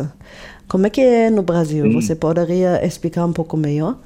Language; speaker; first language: Portuguese; non-native, fluent; German